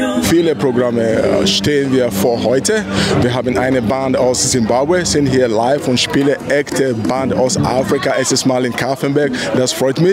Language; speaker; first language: German; non-native, learner; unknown